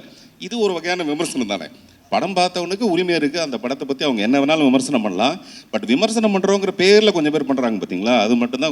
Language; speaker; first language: Tamil; native; Tamil